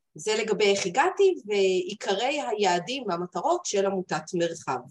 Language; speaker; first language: Hebrew; native; Hebrew